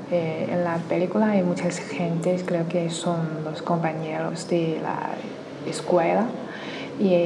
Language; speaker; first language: Spanish; non-native, learner; Chinese